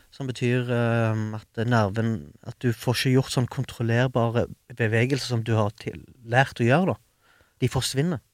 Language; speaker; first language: Norwegian; early bilingual, other home language; Arabic